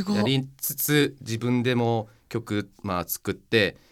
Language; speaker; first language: Japanese; non-native, fluent; Korean